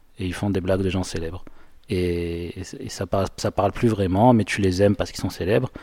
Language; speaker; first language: French; non-native, local second language; Arabic